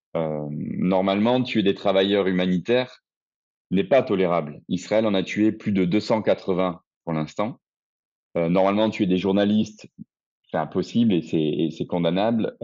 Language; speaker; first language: French; native; French